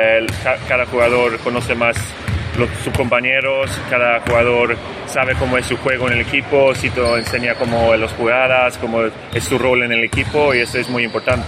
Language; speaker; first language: Spanish; non-native, fluent; Swedish